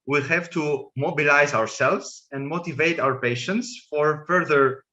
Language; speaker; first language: English; non-native, fluent; Greek